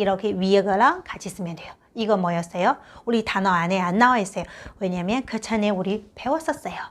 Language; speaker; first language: Korean; non-native, fluent; Chinese